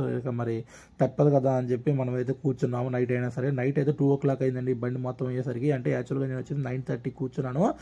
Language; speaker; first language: Telugu; non-native, local second language; Urdu